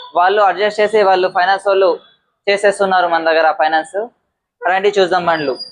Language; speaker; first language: Telugu; native; Telugu